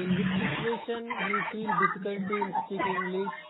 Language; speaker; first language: English; non-native, local second language; Telugu